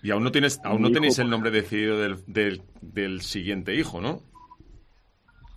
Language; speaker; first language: Spanish; native; Spanish